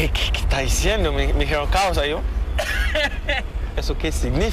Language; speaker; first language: Spanish; non-native, fluent; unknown